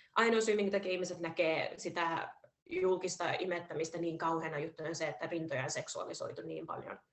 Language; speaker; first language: Finnish; early bilingual, heritage; Finnish